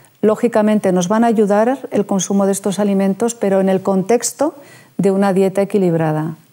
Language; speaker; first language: Spanish; native; Spanish